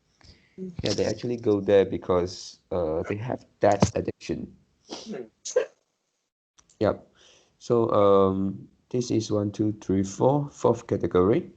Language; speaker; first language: English; non-native, learner; Chinese